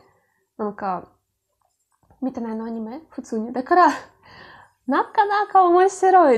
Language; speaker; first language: Japanese; non-native, learner; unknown